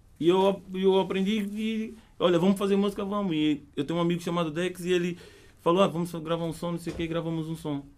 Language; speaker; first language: Portuguese; native; Portuguese